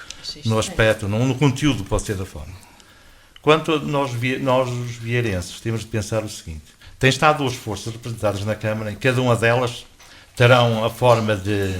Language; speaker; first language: Portuguese; native; Portuguese